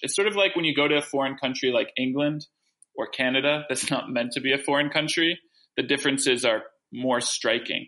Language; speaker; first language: English; early bilingual, other home language; French